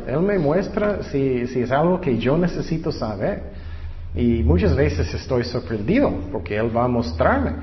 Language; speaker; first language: Spanish; non-native, fluent; English